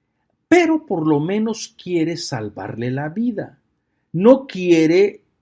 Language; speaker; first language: Spanish; native; Spanish